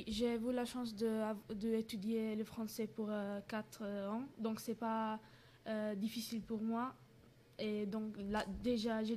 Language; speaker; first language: French; non-native, learner; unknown